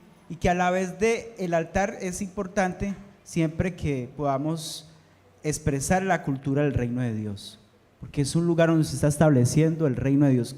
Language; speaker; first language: Spanish; native; Spanish